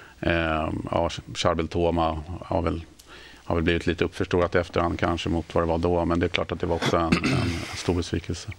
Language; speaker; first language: Swedish; native; Swedish